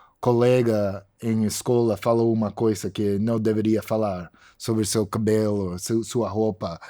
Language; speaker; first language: Portuguese; non-native, fluent; English